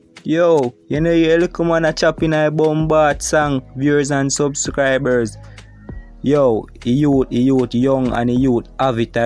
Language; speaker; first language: English; non-native, local second language; Jamaican Creole English